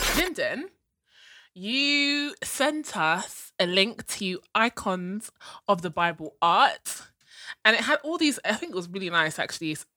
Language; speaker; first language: English; native; English